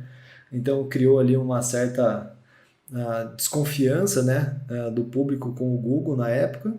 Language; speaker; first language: Portuguese; native; Portuguese